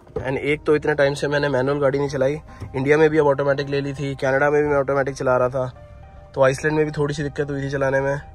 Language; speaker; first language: Hindi; native; Hindi